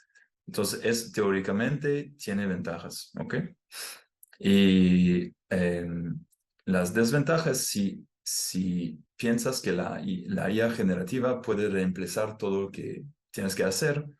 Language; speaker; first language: Spanish; non-native, fluent; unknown